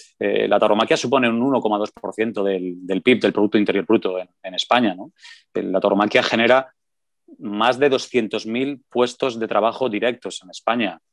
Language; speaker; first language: Spanish; native; Spanish